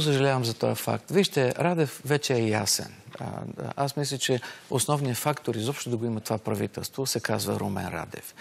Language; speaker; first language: Bulgarian; native; Bulgarian